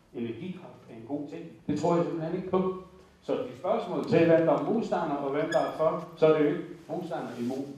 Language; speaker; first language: Danish; native; Danish